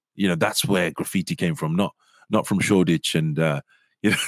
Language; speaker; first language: English; native; English